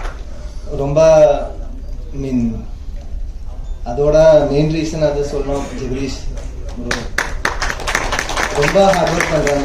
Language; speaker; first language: Tamil; non-native, learner; Malayalam